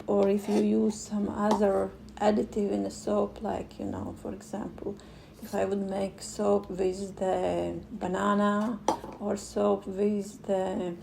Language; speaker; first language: English; non-native, fluent; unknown